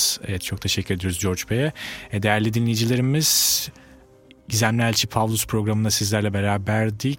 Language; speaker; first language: Turkish; native; Turkish